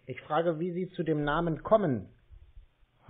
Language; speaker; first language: German; native; German